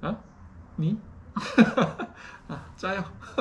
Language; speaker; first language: Chinese; non-native, learner; Korean